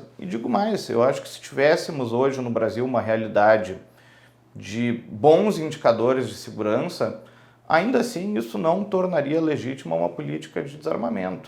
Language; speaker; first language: Portuguese; native; Portuguese